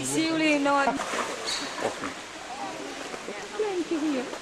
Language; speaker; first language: Dutch; native; Dutch